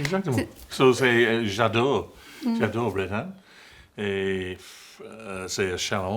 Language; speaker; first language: French; non-native, learner; English